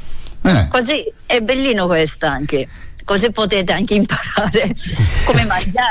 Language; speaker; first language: Italian; non-native, learner; Japanese